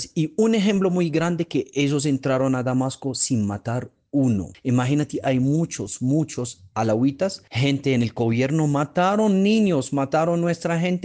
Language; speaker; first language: Spanish; non-native, fluent; Arabic